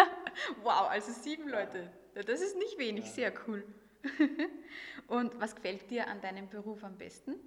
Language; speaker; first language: German; native; German